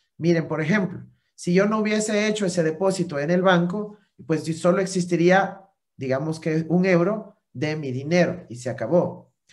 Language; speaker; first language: Spanish; native; Spanish